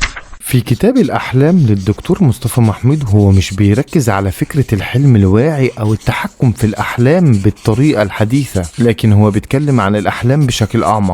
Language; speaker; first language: Arabic; native; Arabic